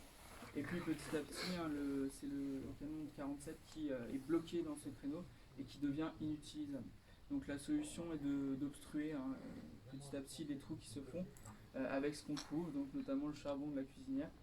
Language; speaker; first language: French; native; French